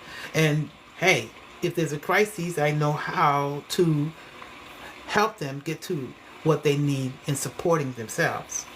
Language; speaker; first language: English; native; English